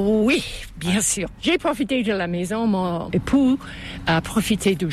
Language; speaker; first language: French; non-native, fluent; English